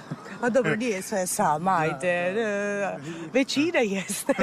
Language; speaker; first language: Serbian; non-native, fluent; Italian